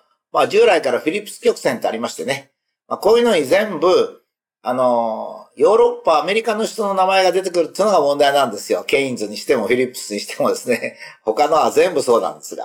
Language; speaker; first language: Japanese; native; Japanese